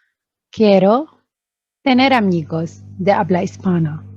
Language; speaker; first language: Spanish; non-native, fluent; Arabic